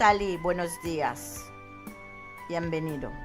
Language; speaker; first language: Spanish; non-native, learner; Haitian Creole